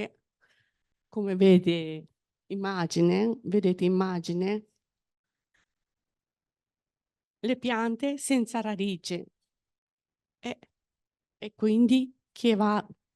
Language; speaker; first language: Italian; non-native, fluent; Japanese